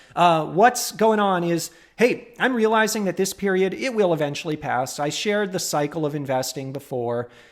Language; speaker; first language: English; native; English